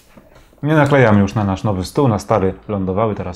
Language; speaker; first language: Polish; native; Polish